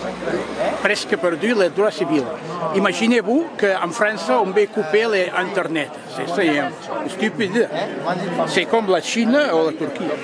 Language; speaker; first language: French; non-native, fluent; Catalan